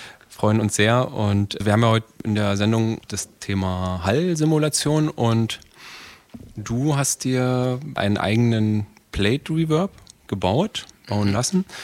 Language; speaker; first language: German; native; German